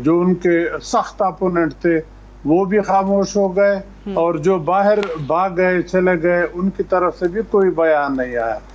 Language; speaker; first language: Urdu; non-native, local second language; Pashto